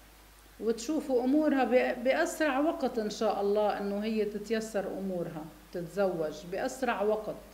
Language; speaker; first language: Arabic; native; Arabic